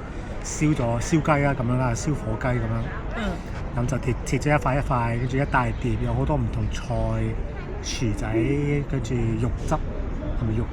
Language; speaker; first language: Cantonese; early bilingual, heritage; Cantonese